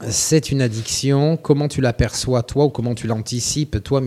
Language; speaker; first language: French; native; French